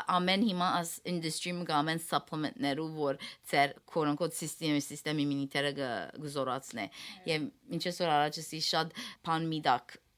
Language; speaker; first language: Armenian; early bilingual, heritage; Armenian